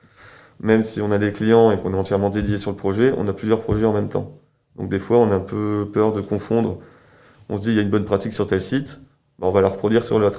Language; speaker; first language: French; native; French